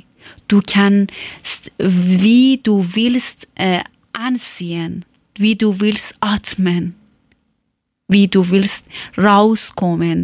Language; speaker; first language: German; non-native, learner; Persian